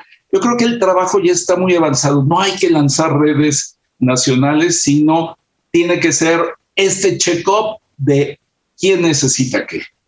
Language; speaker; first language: Spanish; native; Spanish